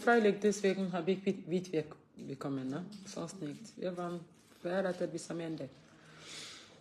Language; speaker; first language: German; non-native, learner; English